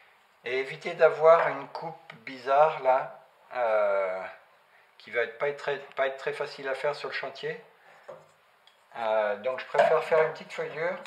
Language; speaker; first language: French; native; French